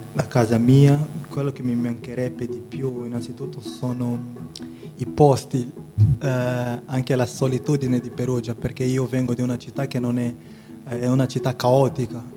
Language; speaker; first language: Italian; non-native, fluent; Portuguese